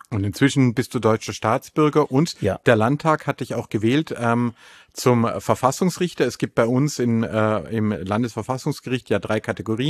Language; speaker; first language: German; native; German